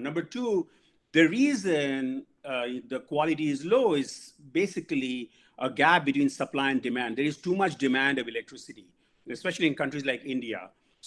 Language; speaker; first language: English; non-native, local second language; Bangla